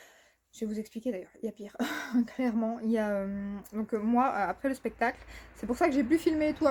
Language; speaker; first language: French; native; French